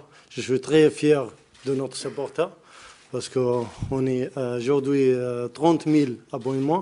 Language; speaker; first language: French; non-native, learner; Arabic